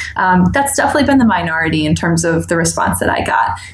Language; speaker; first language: English; native; English